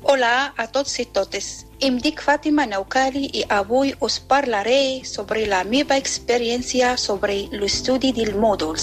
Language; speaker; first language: Catalan; non-native, learner; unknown